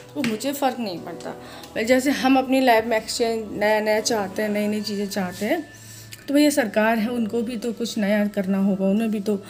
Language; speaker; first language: Hindi; native; Hindi